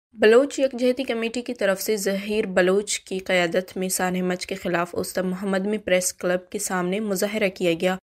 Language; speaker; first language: Urdu; non-native, local second language; Baluchi